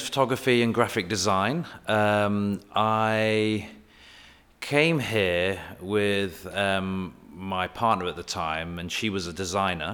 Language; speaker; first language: English; native; English